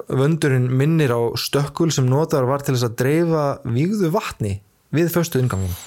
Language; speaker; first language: Icelandic; early bilingual, heritage; Icelandic